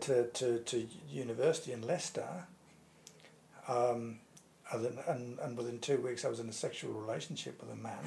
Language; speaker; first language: English; native; English